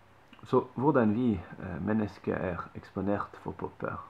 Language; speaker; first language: Norwegian; non-native, fluent; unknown